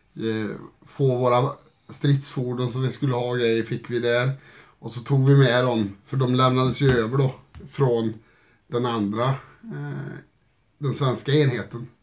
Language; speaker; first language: Swedish; native; Swedish